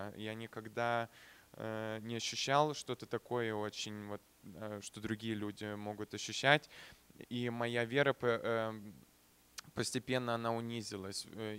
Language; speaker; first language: Russian; early bilingual, heritage; Russian